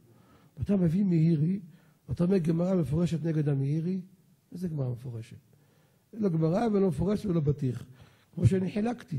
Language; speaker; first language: Hebrew; native; Hebrew